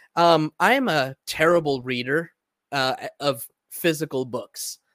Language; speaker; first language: English; early bilingual, other home language; Spanish